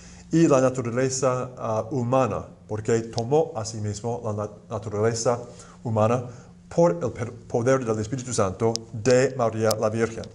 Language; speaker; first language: Spanish; non-native, fluent; English